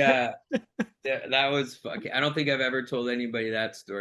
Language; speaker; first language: English; native; English